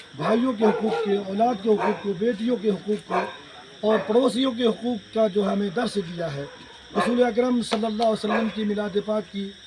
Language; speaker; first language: Urdu; native; Urdu